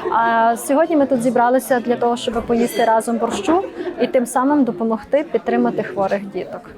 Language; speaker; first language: Ukrainian; native; Ukrainian